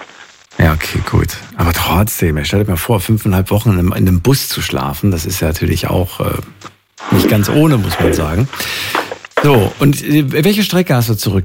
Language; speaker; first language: German; native; German